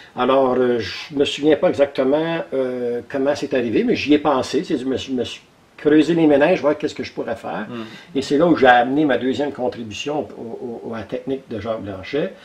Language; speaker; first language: French; native; French